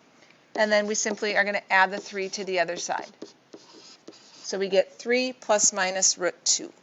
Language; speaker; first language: English; native; English